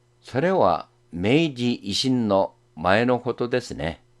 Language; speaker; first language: Japanese; non-native, fluent; Korean